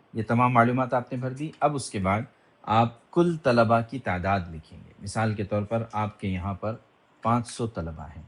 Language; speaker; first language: Urdu; native; Urdu